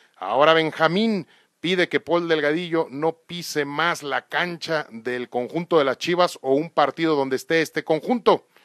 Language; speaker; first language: Spanish; native; Spanish